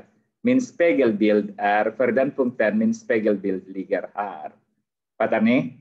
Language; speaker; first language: Swedish; non-native, fluent; Arabic